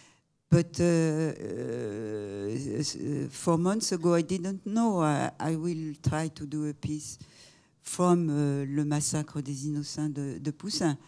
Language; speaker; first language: English; non-native, fluent; French